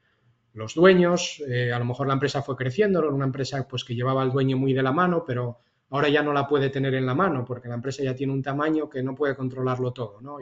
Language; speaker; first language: Spanish; native; Spanish